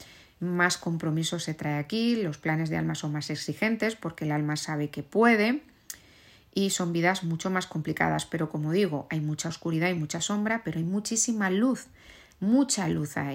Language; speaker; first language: Spanish; native; Spanish